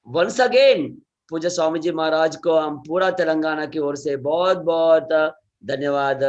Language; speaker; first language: Hindi; non-native, local second language; Telugu